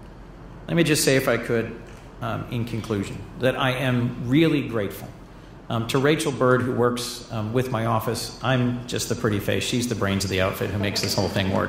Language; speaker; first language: English; native; English